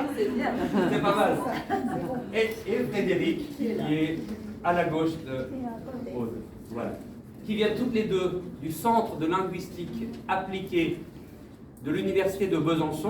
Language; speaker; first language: French; native; French